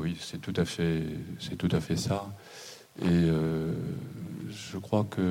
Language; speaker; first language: French; non-native, fluent; Japanese